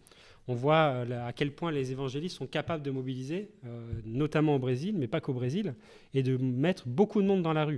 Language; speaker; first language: French; native; French